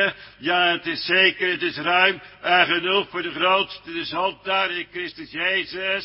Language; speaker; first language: Dutch; native; Dutch